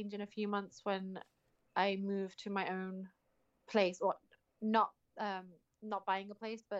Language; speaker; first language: English; native; English